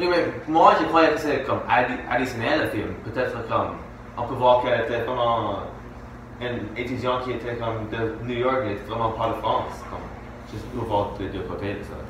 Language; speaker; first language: French; non-native, learner; English